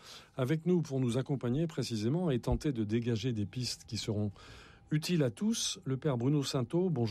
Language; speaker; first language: French; native; French